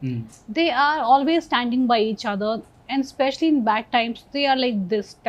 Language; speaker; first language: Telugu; non-native, fluent; Hindi